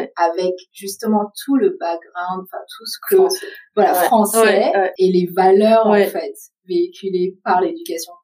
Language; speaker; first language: French; early bilingual, other home language; Vietnamese